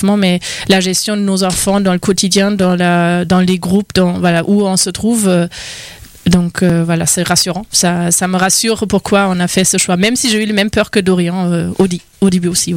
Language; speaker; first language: French; non-native, fluent; German